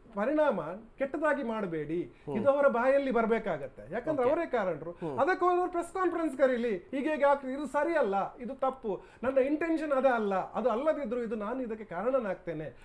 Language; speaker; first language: Kannada; non-native, local second language; Tulu